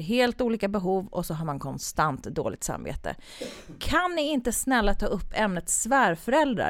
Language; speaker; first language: Swedish; native; Swedish